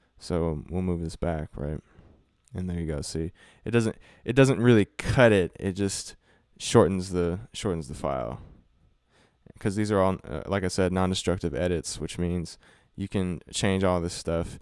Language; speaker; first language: English; native; English